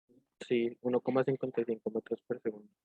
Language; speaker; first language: Spanish; native; Spanish